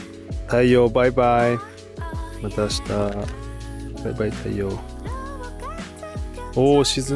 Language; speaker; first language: Japanese; native; Japanese